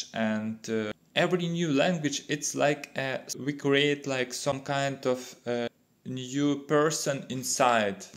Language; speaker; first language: English; non-native, fluent; Russian